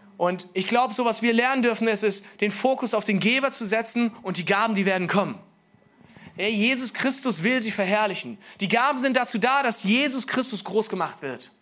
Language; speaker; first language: German; native; German